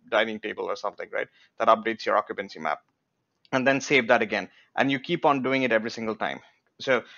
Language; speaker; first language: English; non-native, local second language; Bangla